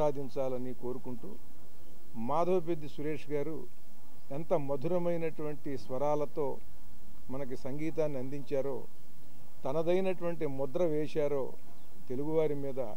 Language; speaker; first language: Telugu; native; Telugu